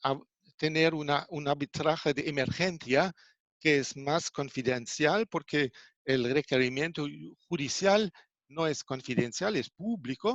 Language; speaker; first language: Spanish; non-native, fluent; German